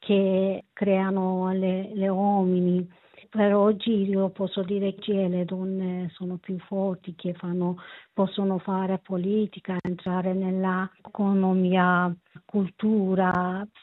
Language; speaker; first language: Italian; non-native, learner; Kurdish